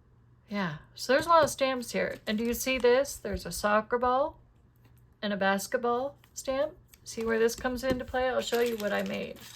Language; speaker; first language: English; native; English